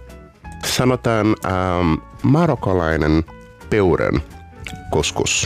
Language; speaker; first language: Finnish; non-native, fluent; Portuguese